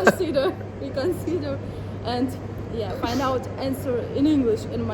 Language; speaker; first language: English; non-native, learner; Russian